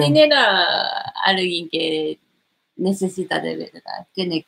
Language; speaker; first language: Spanish; non-native, learner; Japanese